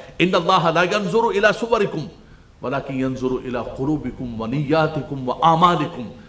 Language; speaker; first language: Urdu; non-native, local second language; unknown